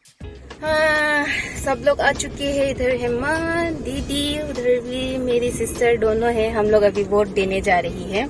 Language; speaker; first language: Hindi; non-native, local second language; Karbi